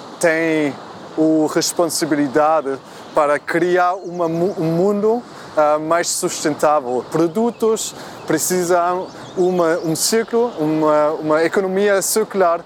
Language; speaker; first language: Portuguese; non-native, fluent; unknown